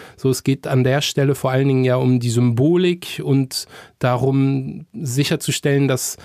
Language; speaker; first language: German; native; German